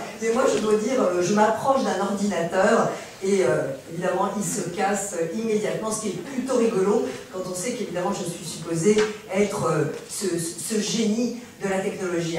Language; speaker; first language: French; native; French